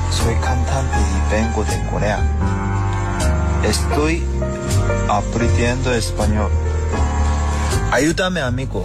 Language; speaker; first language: Spanish; non-native, learner; Korean